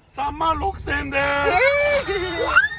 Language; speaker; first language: Japanese; native; Japanese